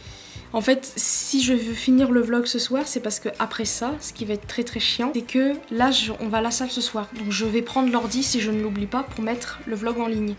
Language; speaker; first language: French; native; French